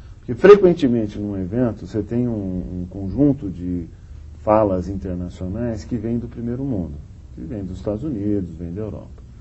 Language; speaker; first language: Portuguese; native; Portuguese